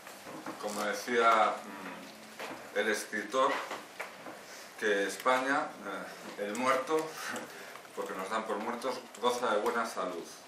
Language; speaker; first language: Spanish; native; Spanish